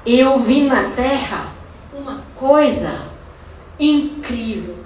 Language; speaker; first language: Portuguese; non-native, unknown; English